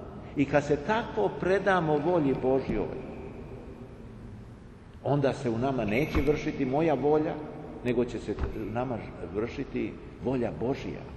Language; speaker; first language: Serbian; native; Serbian